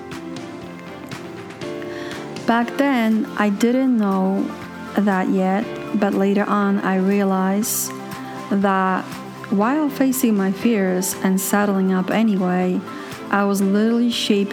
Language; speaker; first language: English; native; English